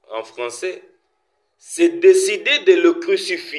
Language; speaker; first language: French; non-native, local second language; Swahili